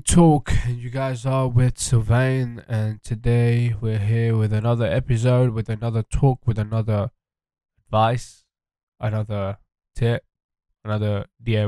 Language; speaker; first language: English; early bilingual, other home language; French